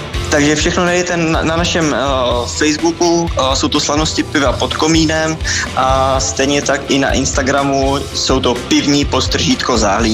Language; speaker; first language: Czech; native; Czech